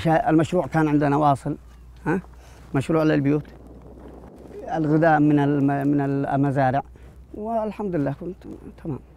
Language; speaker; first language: Arabic; native; Arabic